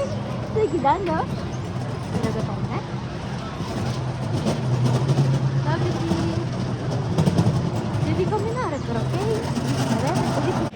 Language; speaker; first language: Italian; non-native, learner; Filipino